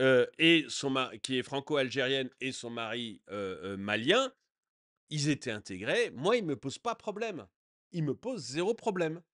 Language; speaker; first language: French; native; French